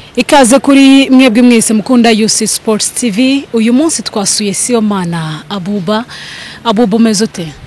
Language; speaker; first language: Kinyarwanda; native; Kinyarwanda